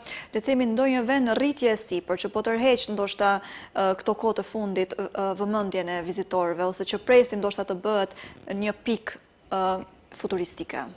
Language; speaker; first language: Albanian; native; Albanian